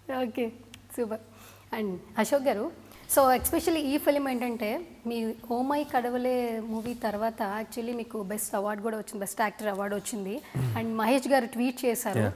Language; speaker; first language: Telugu; native; Telugu